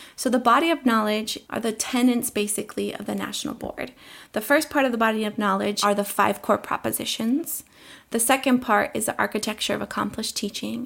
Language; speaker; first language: English; early bilingual, other home language; Spanish